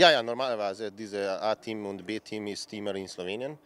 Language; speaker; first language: German; non-native, learner; Slovenian